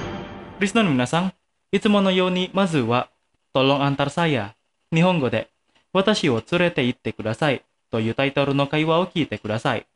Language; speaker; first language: Japanese; non-native, fluent; Indonesian